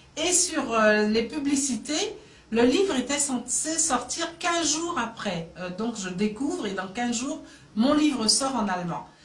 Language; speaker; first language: French; native; French